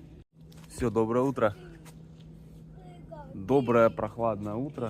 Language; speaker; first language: Russian; native; Russian